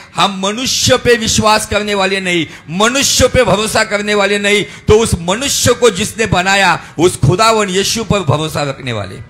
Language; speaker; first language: Hindi; non-native, local second language; Marathi